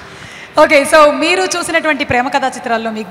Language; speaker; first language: Telugu; native; Telugu